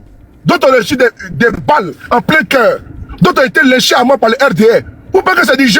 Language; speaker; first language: French; native; French